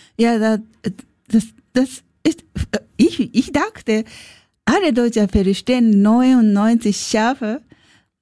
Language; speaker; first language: German; non-native, learner; Japanese